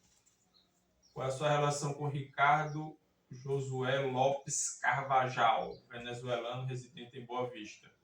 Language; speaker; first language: Portuguese; native; Portuguese